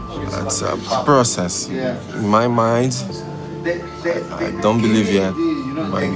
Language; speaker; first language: English; non-native, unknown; Portuguese